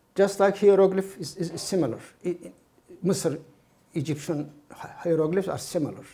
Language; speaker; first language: English; non-native, fluent; Turkish